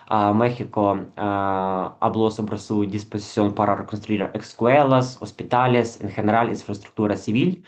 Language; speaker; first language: Spanish; non-native, fluent; Ukrainian